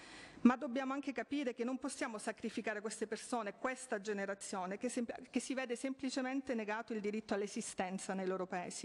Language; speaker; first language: Italian; native; Italian